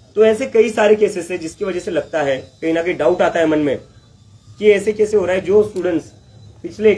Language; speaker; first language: Hindi; non-native, local second language; Marathi